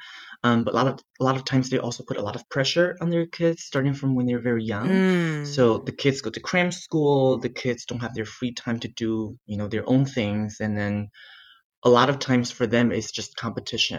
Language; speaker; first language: English; non-native, fluent; Chinese